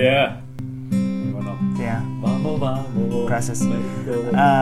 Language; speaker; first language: Spanish; non-native, learner; English